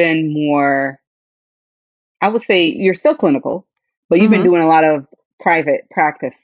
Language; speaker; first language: English; native; English